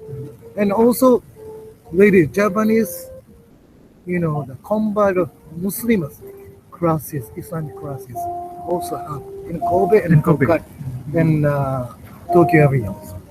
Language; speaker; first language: English; non-native, learner; Japanese